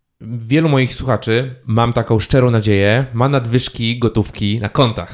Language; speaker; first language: Polish; native; Polish